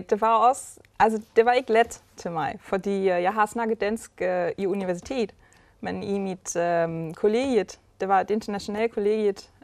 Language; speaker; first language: Danish; non-native, fluent; German